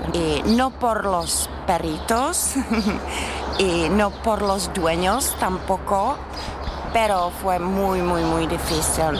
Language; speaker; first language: Spanish; non-native, learner; Czech